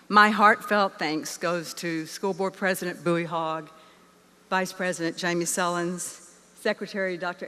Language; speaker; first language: English; native; English